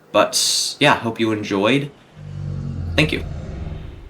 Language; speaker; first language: English; native; English